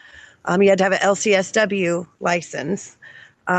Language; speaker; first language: English; native; English